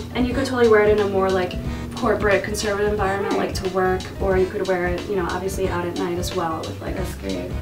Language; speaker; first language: English; native; English